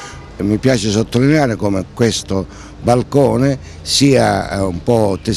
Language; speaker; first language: Italian; native; Italian